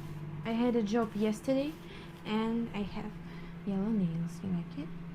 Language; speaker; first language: English; non-native, learner; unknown